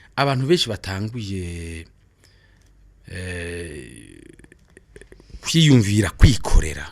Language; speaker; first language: Rundi; native; Rundi